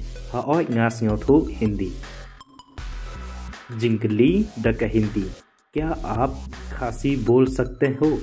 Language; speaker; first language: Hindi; non-native, local second language; Khasi